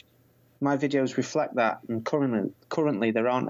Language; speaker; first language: English; non-native, fluent; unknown